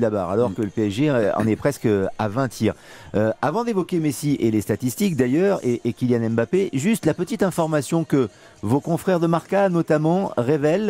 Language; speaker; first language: French; native; French